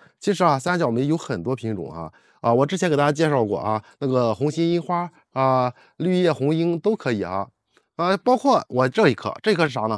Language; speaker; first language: Chinese; native; Chinese